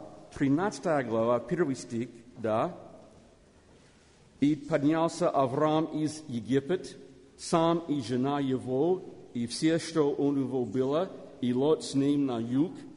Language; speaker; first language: Russian; non-native, learner; English